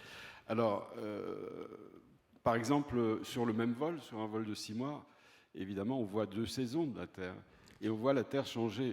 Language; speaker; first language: French; native; French